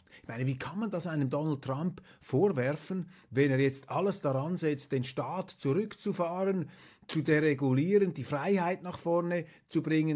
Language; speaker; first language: German; native; German